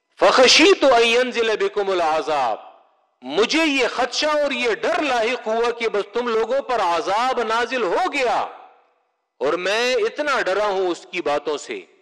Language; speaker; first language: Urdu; non-native, local second language; Pashto